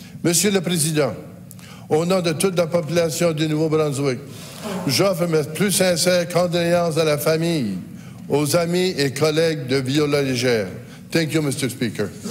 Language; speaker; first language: French; native; French